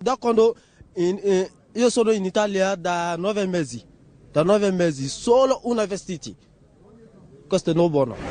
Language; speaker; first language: Italian; non-native, learner; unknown